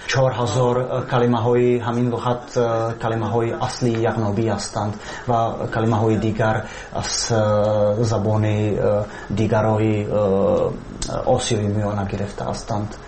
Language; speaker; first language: Persian; non-native, fluent; Czech